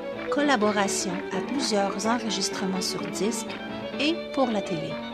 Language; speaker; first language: French; native; French